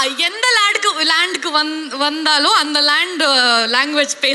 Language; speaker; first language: Tamil; non-native, local second language; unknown